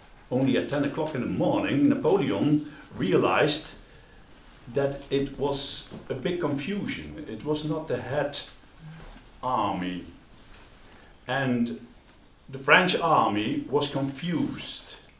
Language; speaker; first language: English; non-native, fluent; Dutch